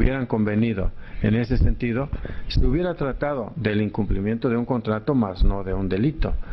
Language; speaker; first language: Spanish; native; Spanish